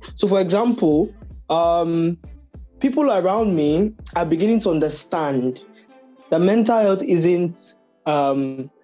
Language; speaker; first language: English; non-native, local second language; Yoruba